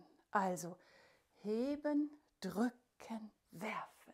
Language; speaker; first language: German; native; German